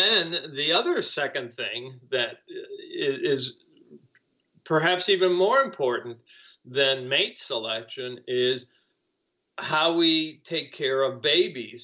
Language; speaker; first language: English; non-native, fluent; Spanish